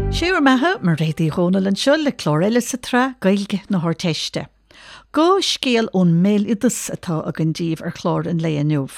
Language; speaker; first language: Irish; native; Irish